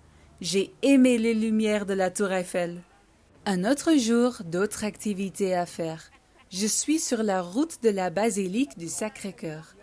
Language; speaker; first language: French; non-native, learner; Dutch